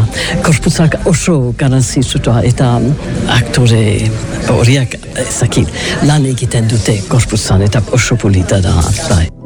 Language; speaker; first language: Basque; non-native, learner; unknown